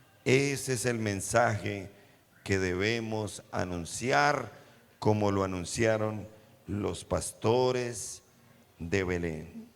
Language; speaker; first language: Spanish; native; Spanish